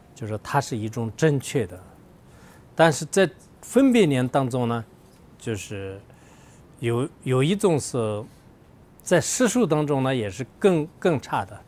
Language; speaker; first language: Chinese; non-native, local second language; Tibetan